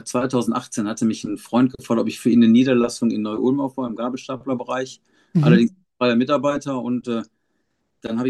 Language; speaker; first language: German; native; German